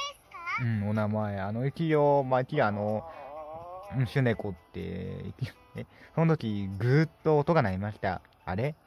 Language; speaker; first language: Japanese; native; Japanese